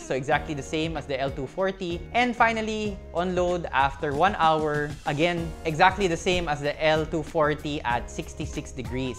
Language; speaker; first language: English; non-native, local second language; Filipino